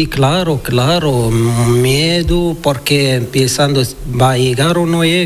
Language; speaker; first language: Spanish; non-native, learner; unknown